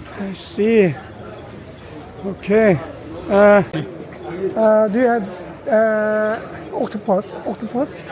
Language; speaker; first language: English; non-native, learner; Korean